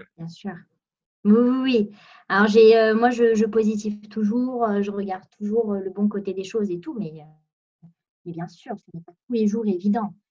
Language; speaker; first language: French; non-native, local second language; Arabic